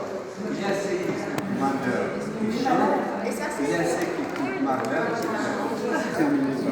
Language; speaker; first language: French; non-native, fluent; Portuguese